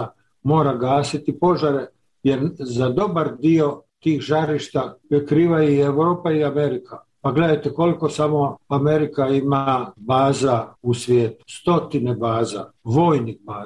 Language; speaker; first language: Serbian; native; Serbian